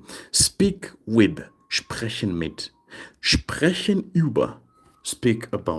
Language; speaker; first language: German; non-native, fluent; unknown